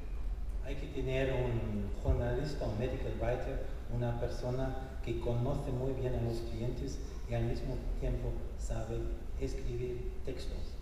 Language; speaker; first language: Spanish; non-native, fluent; German